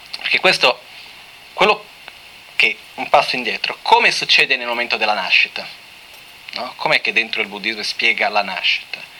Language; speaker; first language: Italian; non-native, fluent; Portuguese